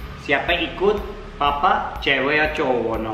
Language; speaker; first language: Indonesian; non-native, learner; German